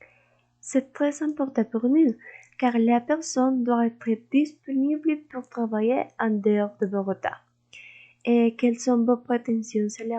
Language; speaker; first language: French; non-native, learner; Spanish